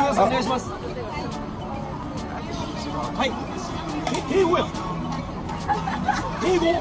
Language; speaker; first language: Japanese; native; Japanese